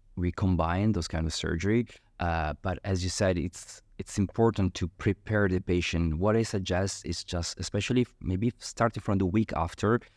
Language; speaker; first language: English; non-native, fluent; Italian